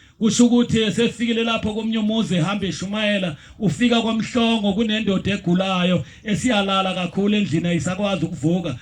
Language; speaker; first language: Zulu; native; Zulu